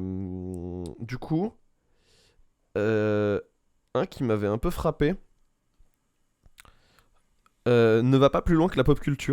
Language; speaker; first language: French; native; French